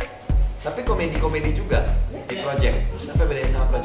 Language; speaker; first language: Indonesian; native; Indonesian